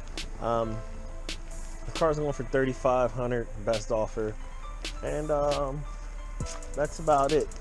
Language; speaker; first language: English; native; English